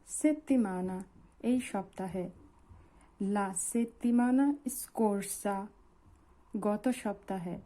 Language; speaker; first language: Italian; non-native, learner; Bangla